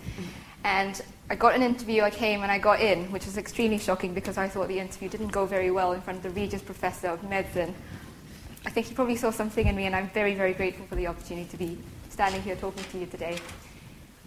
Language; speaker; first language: English; native; English